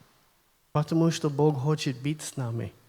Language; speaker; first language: Russian; non-native, learner; English